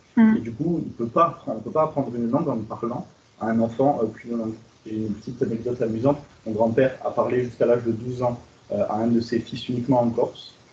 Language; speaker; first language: French; native; French